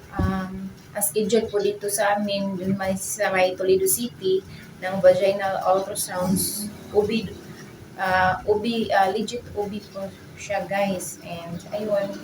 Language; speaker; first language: Filipino; non-native, local second language; Cebuano